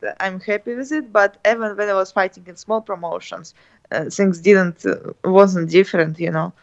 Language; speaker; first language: English; non-native, learner; Russian